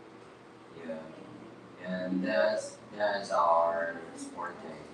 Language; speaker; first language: English; non-native, learner; Chinese